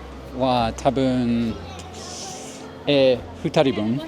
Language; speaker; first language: Japanese; non-native, learner; English